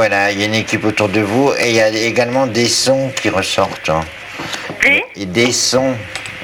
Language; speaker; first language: French; native; French